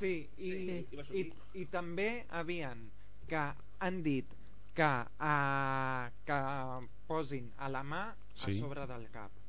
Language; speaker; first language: Catalan; non-native, local second language; Spanish